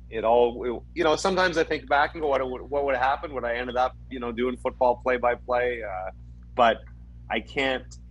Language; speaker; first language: English; native; English